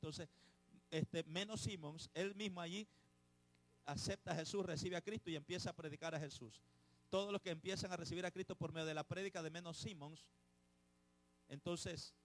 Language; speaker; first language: Spanish; native; Spanish